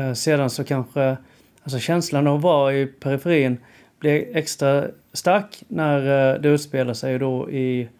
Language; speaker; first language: Swedish; native; Swedish